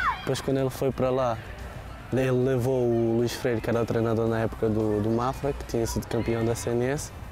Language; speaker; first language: Portuguese; native; Portuguese